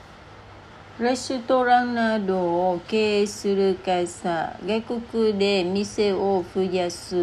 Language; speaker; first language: Japanese; non-native, learner; Vietnamese